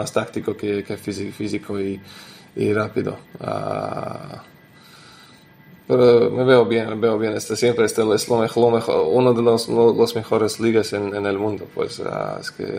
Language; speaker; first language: Spanish; non-native, learner; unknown